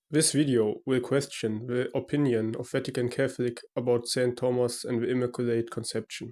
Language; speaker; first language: English; non-native, fluent; German